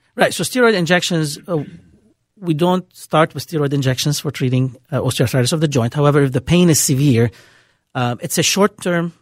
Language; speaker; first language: English; non-native, fluent; Arabic